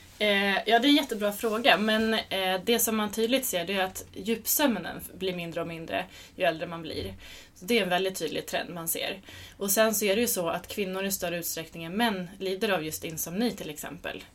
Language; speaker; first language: Swedish; native; Swedish